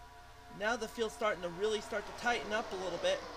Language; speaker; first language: English; native; English